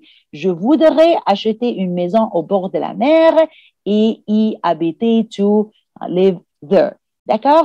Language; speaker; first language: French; non-native, fluent; Arabic